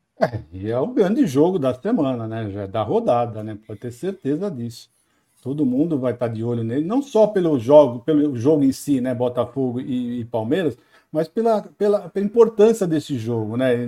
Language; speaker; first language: Portuguese; native; Portuguese